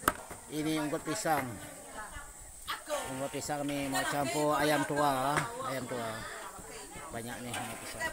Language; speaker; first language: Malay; non-native, local second language; Iban